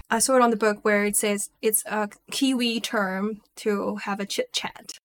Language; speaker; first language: English; non-native, local second language; Chinese